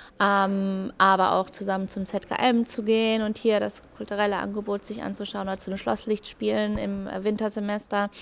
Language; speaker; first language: German; native; German